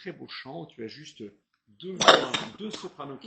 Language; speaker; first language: French; native; French